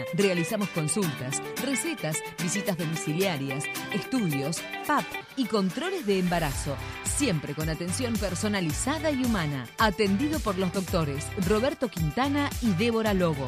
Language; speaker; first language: Spanish; native; Spanish